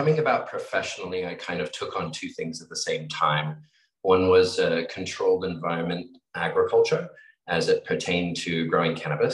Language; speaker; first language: English; native; English